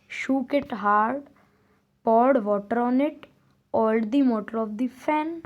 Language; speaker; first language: English; non-native, local second language; Hindi